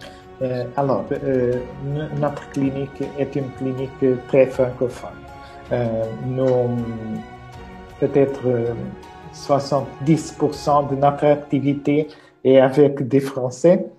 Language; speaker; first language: French; non-native, fluent; Portuguese